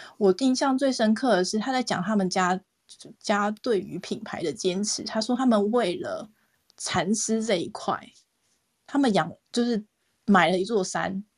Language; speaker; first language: Chinese; native; Chinese